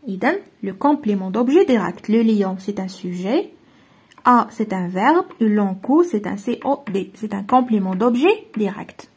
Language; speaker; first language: French; non-native, local second language; Arabic